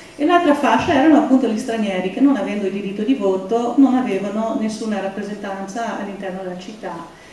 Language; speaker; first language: Italian; non-native, fluent; English